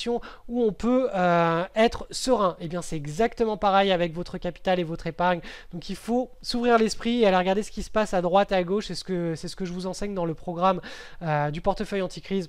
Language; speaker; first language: French; native; French